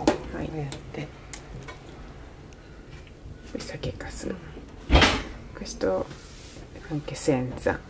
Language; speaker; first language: Italian; non-native, learner; Japanese